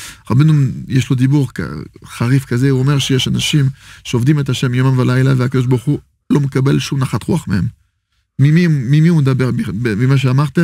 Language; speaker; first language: Hebrew; non-native, fluent; French